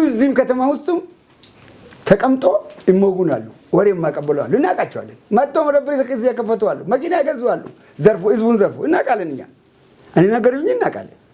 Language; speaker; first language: Amharic; non-native, local second language; Oromo